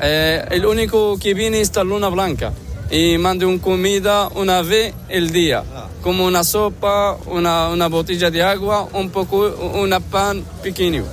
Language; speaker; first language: Spanish; non-native, learner; Arabic